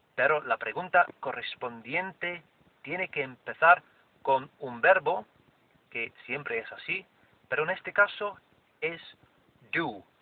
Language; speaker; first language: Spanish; non-native, fluent; English